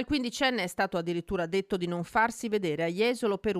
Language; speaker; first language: Italian; native; Italian